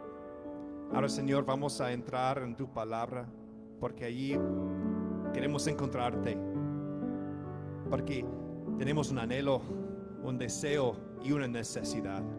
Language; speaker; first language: Spanish; non-native, fluent; English